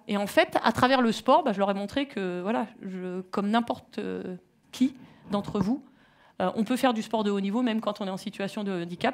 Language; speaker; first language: French; native; French